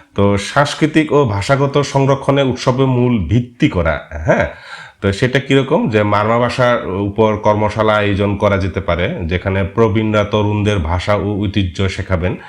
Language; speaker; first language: Bangla; non-native, local second language; Marma